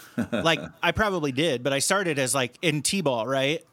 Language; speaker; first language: English; native; English